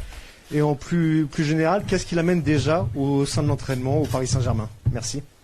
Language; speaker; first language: French; native; French